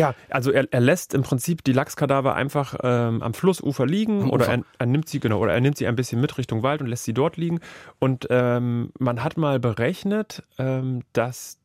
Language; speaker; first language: German; native; German